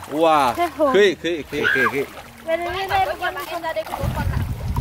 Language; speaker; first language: Chinese; non-native, learner; Vietnamese